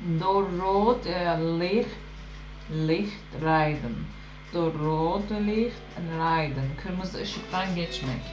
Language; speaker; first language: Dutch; non-native, learner; Turkish